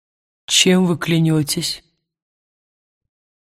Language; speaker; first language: Russian; native; Russian